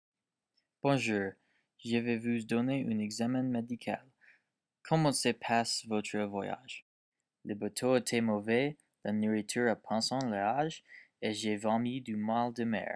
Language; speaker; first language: French; non-native, learner; English